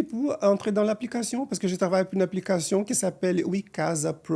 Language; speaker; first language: French; non-native, fluent; Portuguese